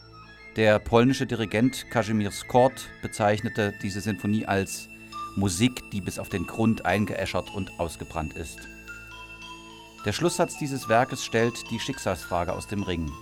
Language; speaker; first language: German; native; German